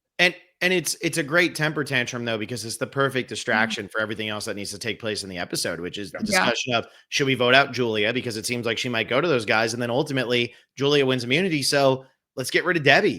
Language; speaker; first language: English; native; English